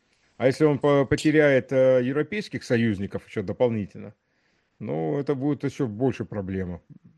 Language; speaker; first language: Russian; early bilingual, heritage; Russian